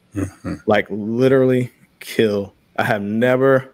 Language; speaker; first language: English; native; English